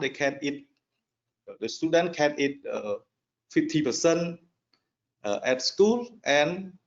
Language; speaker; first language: English; non-native, learner; Khmer